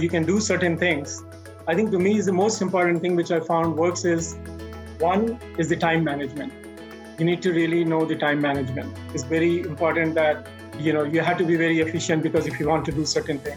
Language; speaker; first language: English; non-native, local second language; Hindi